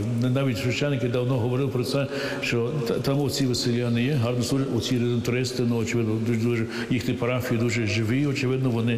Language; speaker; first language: Ukrainian; early bilingual, heritage; English